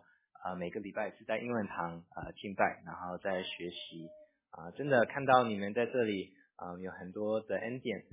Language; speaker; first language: Chinese; early bilingual, heritage; English